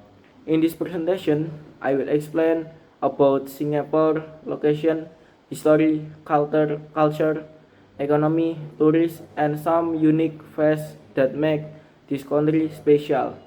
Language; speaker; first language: English; non-native, learner; Indonesian